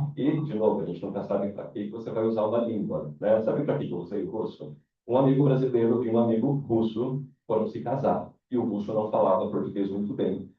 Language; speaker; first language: Portuguese; native; Portuguese